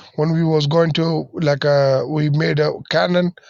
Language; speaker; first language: English; non-native, learner; Persian